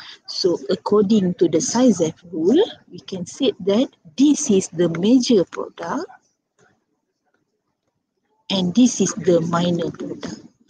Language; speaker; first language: English; non-native, local second language; Malay